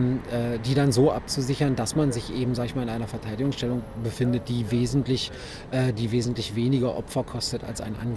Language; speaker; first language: German; native; German